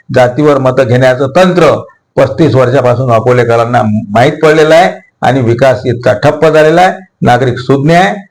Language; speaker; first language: Marathi; native; Marathi